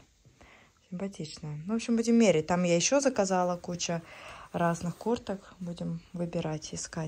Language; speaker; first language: Russian; native; Russian